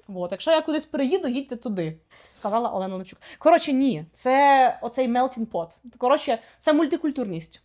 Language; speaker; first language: Ukrainian; native; Ukrainian